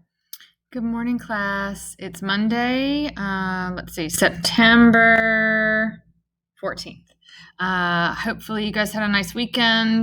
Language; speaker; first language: English; native; English